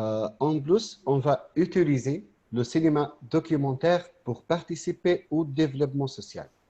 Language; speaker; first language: French; non-native, fluent; Arabic